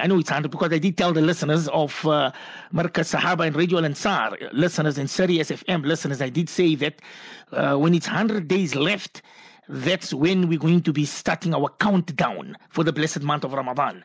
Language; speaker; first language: English; native; English